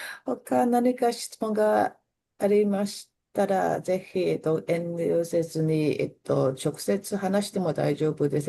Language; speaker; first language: Japanese; non-native, fluent; Chinese